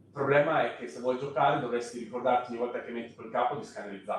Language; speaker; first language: Italian; native; Italian